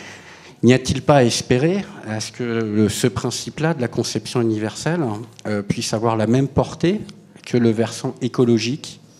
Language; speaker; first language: French; native; French